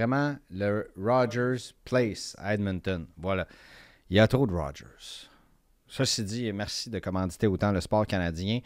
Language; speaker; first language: French; native; French